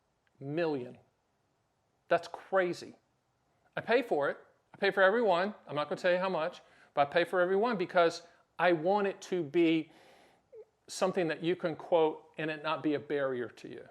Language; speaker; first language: English; native; English